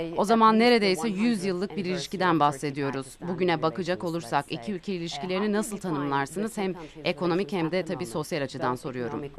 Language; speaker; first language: Turkish; native; Turkish